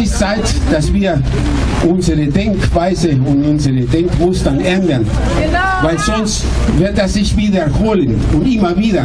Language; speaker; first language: German; non-native, fluent; Spanish